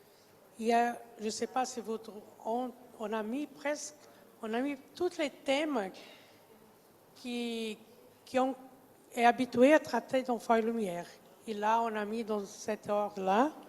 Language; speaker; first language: French; non-native, fluent; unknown